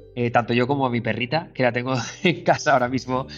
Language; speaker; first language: Spanish; native; Spanish